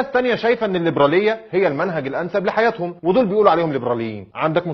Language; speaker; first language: Arabic; native; Arabic